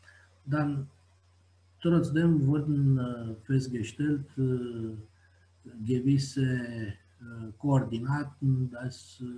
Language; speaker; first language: German; non-native, fluent; Romanian